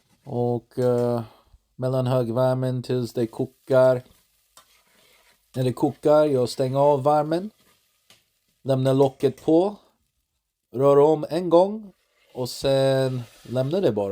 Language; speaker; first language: Swedish; non-native, learner; English